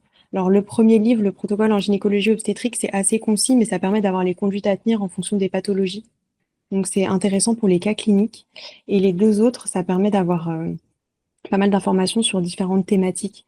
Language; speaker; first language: French; native; French